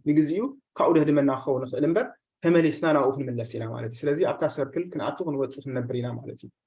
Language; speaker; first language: Tigrinya; native; Tigrinya